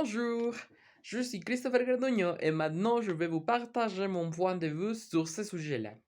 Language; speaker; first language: French; non-native, learner; Spanish